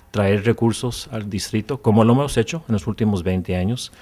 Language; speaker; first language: Spanish; early bilingual, heritage; Spanish